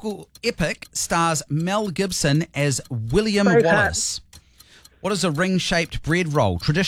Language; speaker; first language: English; native; English